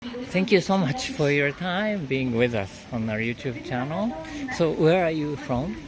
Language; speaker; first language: English; non-native, fluent; Japanese